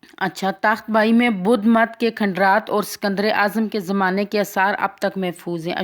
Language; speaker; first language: Urdu; non-native, local second language; Pashto